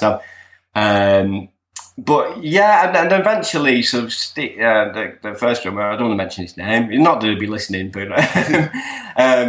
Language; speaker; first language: English; native; English